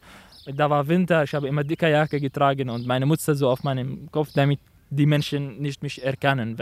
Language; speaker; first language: German; non-native, learner; Arabic